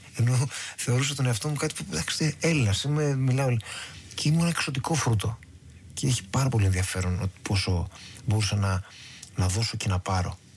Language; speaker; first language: Greek; native; Greek